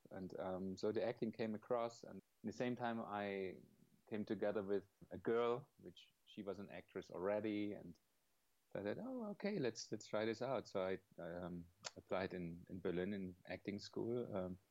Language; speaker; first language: English; non-native, fluent; German